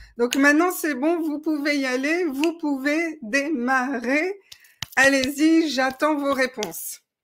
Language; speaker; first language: French; native; French